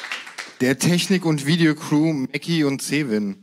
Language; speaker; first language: German; native; German